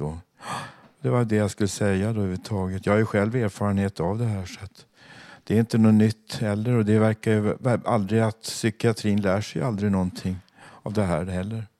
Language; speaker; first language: Swedish; native; Swedish